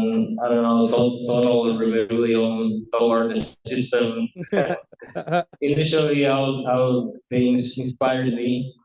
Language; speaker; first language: English; non-native, learner; Spanish